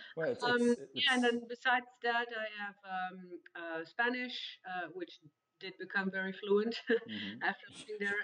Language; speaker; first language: English; non-native, fluent; Dutch